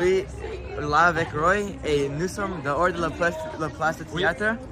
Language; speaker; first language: French; non-native, learner; English